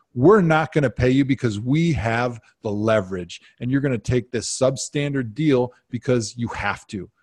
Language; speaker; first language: English; native; English